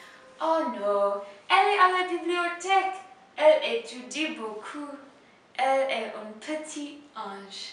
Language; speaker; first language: French; non-native, learner; English